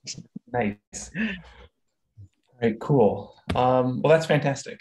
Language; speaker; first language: English; native; English